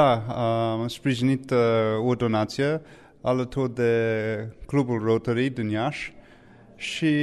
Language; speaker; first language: Romanian; non-native, fluent; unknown